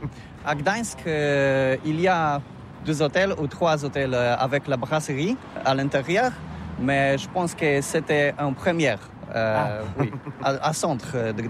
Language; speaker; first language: French; non-native, learner; Polish